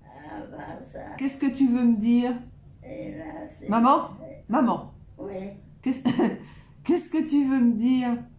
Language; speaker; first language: French; native; French